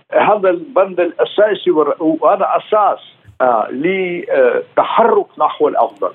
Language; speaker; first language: Arabic; non-native, fluent; Russian